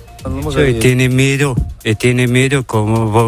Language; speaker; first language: Spanish; non-native, learner; Arabic